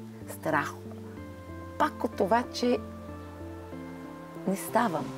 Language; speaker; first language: Bulgarian; non-native, fluent; Hebrew